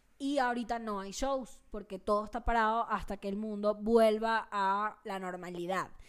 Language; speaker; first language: Spanish; native; Spanish